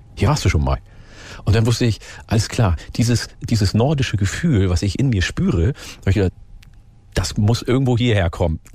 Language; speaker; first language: German; early bilingual, other home language; Oromo